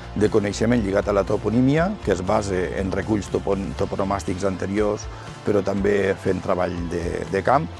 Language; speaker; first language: Catalan; native; Catalan